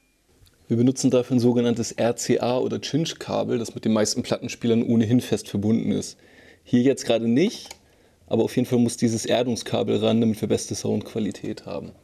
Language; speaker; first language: German; native; German